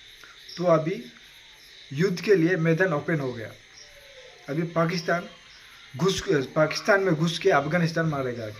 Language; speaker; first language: Hindi; non-native, local second language; Odia